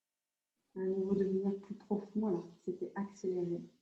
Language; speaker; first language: French; native; French